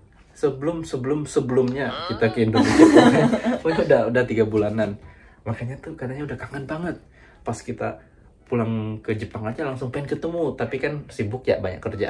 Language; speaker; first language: Indonesian; native; Indonesian